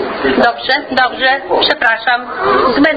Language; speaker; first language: Polish; native; Polish